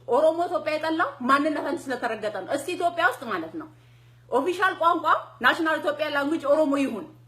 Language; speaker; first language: Amharic; non-native, local second language; Oromo